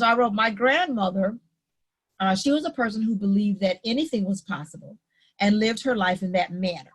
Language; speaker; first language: English; native; English